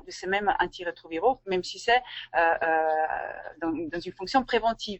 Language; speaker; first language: French; native; French